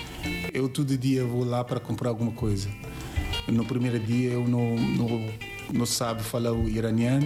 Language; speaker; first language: Portuguese; non-native, learner; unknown